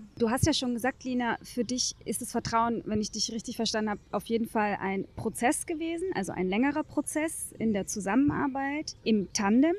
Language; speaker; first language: German; native; German